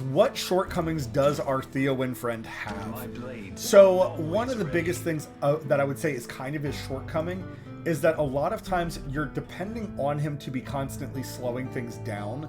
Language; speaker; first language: English; native; English